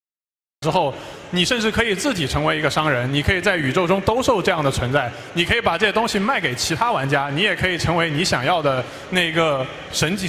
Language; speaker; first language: Chinese; native; Chinese